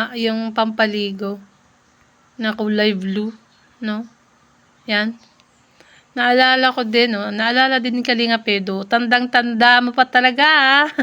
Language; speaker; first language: Filipino; non-native, local second language; Iloko